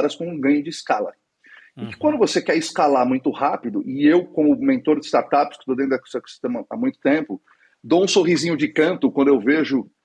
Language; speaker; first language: Portuguese; native; Portuguese